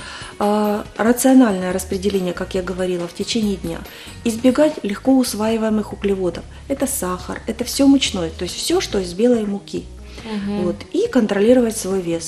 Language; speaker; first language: Russian; native; Russian